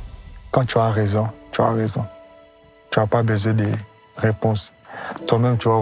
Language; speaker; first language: French; non-native, local second language; Lingala